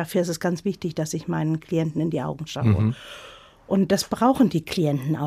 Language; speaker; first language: German; native; German